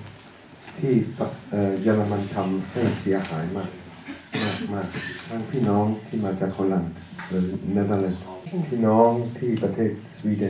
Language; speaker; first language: Thai; non-native, fluent; German